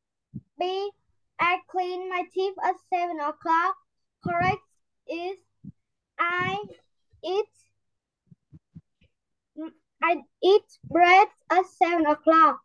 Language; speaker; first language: English; non-native, learner; Vietnamese